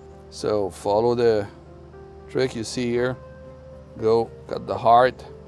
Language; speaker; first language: English; non-native, fluent; French